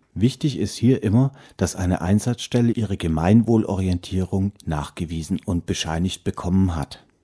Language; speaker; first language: German; native; German